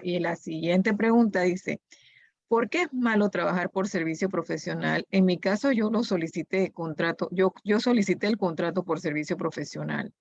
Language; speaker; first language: Spanish; native; Spanish